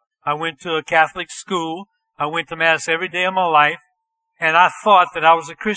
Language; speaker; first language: English; native; English